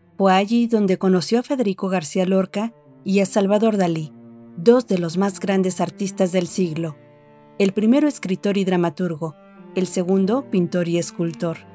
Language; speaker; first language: Spanish; native; Spanish